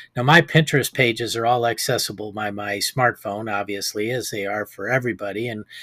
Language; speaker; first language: English; native; English